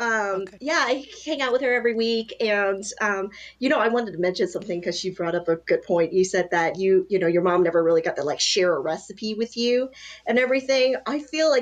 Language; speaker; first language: English; early bilingual, other home language; Chinese